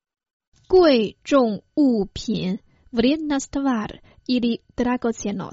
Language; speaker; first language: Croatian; non-native, fluent; Chinese